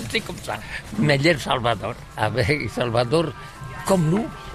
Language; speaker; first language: French; non-native, learner; Catalan